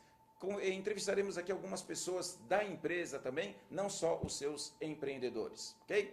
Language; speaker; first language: Portuguese; native; Portuguese